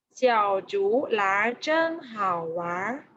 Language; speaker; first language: Chinese; non-native, fluent; Thai